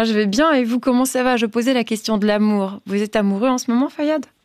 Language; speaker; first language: French; native; French